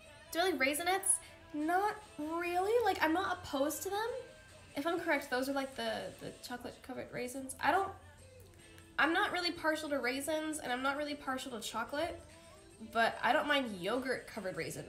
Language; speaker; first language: English; native; English